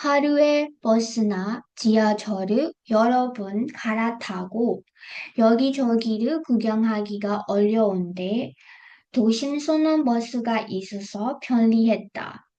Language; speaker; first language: Korean; non-native, fluent; Burmese